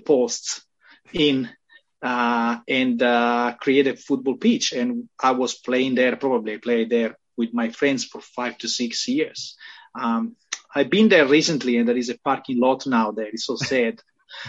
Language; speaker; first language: English; non-native, fluent; Italian